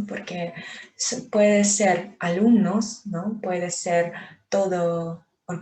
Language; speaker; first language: Spanish; non-native, fluent; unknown